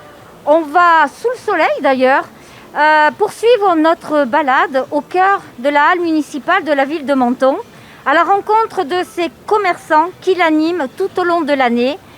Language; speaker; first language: French; native; French